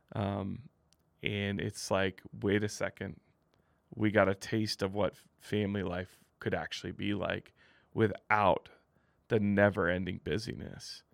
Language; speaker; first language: English; native; English